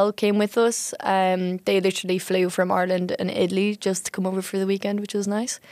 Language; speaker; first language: English; native; English